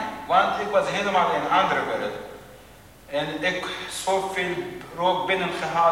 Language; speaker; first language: Dutch; non-native, fluent; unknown